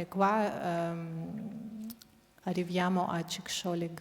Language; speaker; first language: Italian; non-native, fluent; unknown